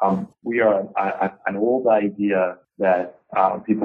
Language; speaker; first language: English; native; English